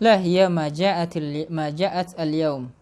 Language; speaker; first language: Arabic; non-native, fluent; Indonesian